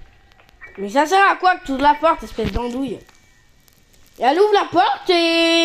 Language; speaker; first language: French; native; French